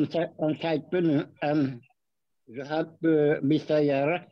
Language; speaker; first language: Arabic; non-native, learner; Malay